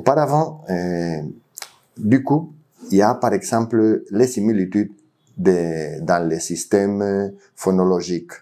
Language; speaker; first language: French; non-native, fluent; Spanish